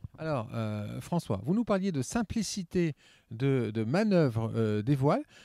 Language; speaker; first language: French; native; French